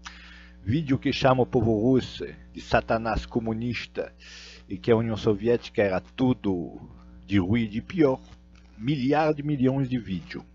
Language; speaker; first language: Portuguese; non-native, fluent; Russian